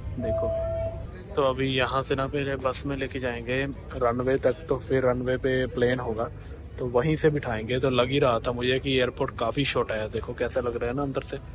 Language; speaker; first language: Hindi; native; Hindi